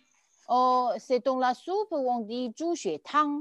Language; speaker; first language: French; non-native, learner; Chinese